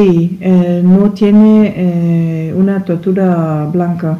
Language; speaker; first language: Spanish; non-native, learner; German